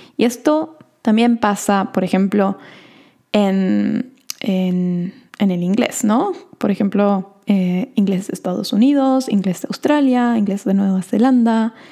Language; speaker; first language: Spanish; native; Spanish